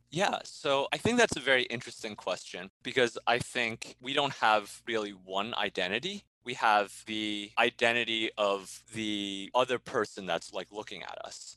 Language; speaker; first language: English; early bilingual, other home language; Chinese